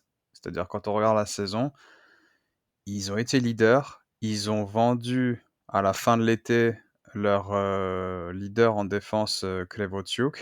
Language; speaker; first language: French; native; French